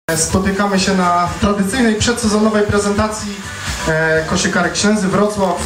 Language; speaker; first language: Polish; native; Polish